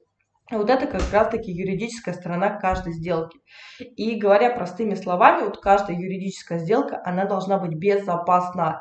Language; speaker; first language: Russian; native; Russian